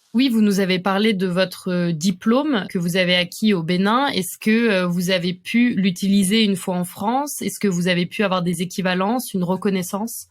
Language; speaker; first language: French; native; French